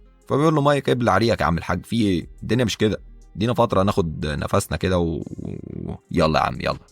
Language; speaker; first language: Arabic; native; Arabic